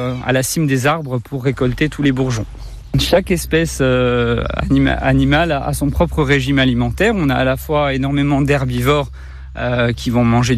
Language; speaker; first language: French; native; French